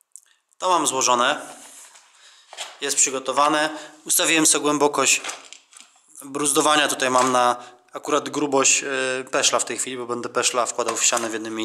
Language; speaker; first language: Polish; native; Polish